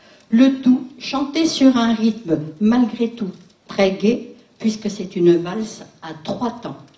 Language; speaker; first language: French; native; French